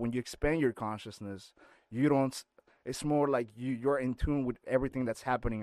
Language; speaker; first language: English; non-native, fluent; Spanish